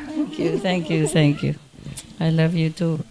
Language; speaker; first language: English; non-native, fluent; Vietnamese